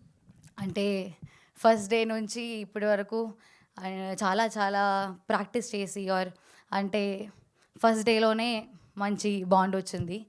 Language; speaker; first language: Telugu; non-native, learner; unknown